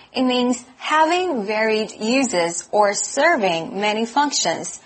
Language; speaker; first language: English; non-native, fluent; Chinese